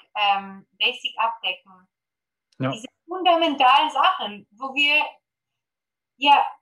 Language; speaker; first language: German; non-native, fluent; Polish